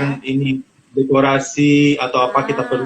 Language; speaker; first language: Indonesian; non-native, fluent; Romanian